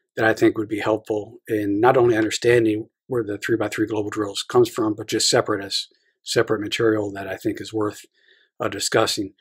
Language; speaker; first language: English; native; English